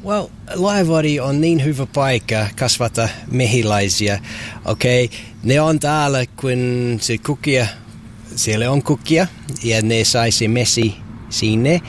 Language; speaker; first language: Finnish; non-native, learner; English